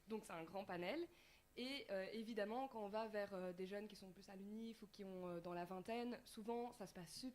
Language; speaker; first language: French; native; French